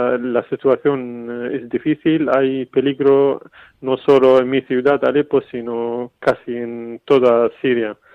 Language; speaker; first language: Spanish; non-native, fluent; Arabic